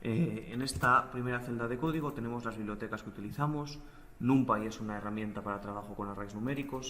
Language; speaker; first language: Spanish; native; Spanish